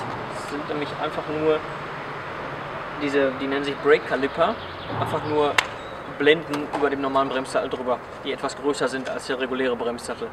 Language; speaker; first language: German; native; German